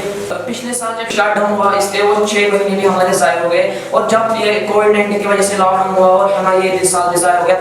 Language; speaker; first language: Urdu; non-native, local second language; Kashmiri